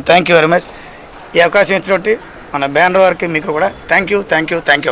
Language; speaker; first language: Telugu; native; Telugu